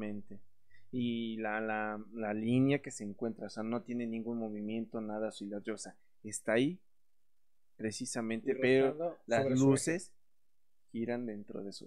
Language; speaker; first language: Spanish; native; Spanish